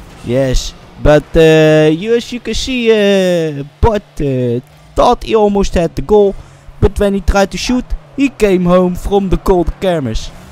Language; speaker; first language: English; non-native, learner; Dutch